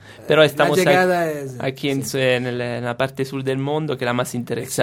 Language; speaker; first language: Spanish; non-native, fluent; Italian